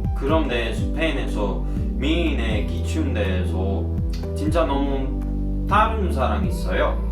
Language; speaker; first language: Korean; non-native, learner; Spanish